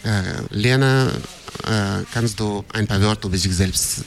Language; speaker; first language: German; non-native, fluent; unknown